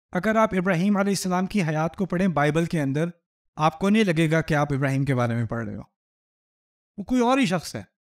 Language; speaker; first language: Urdu; native; Urdu